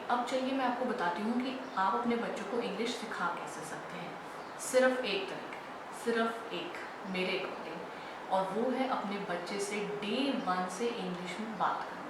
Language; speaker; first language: Hindi; native; Hindi